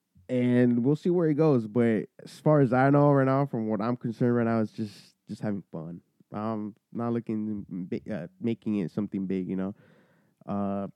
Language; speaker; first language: English; early bilingual, other home language; Spanish